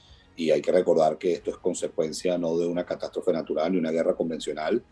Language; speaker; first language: Spanish; native; Spanish